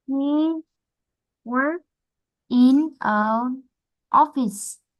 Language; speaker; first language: English; non-native, learner; Vietnamese